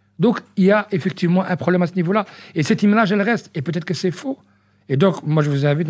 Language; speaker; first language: French; early bilingual, other home language; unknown